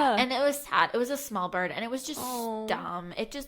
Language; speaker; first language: English; native; English